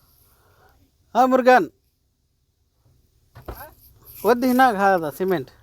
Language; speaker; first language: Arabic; non-native, learner; Telugu